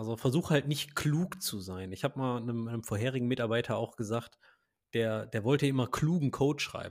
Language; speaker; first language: German; native; German